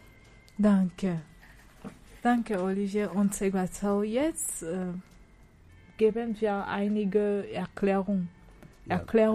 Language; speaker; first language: German; non-native, learner; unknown